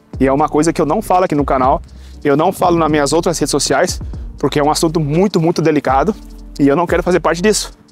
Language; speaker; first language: Portuguese; native; Portuguese